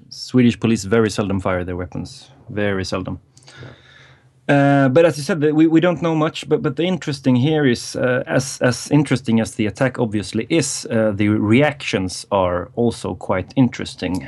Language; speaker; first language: English; non-native, fluent; Swedish